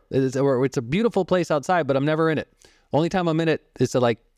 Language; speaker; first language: English; native; English